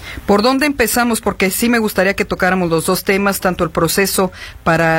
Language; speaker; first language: Spanish; native; Spanish